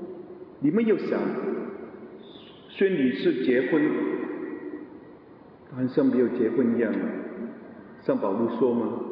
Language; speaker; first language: Chinese; non-native, local second language; Cantonese